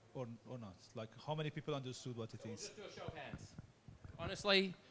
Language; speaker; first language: English; non-native, fluent; Portuguese